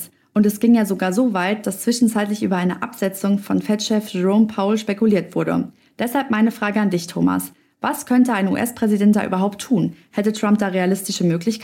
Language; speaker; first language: German; native; German